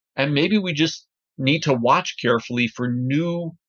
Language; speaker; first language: English; native; English